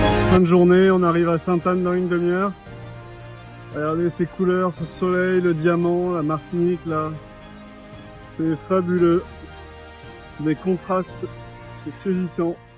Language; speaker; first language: French; native; French